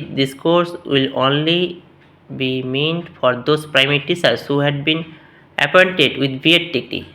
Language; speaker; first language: English; non-native, local second language; Bangla